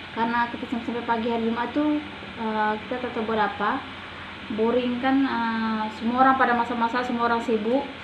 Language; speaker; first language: Indonesian; native; Indonesian